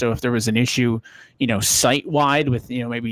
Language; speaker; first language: English; native; English